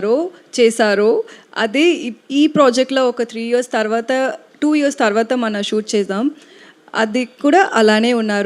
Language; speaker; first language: Telugu; non-native, learner; Tamil